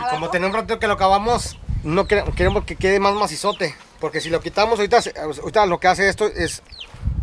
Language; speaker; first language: Spanish; native; Spanish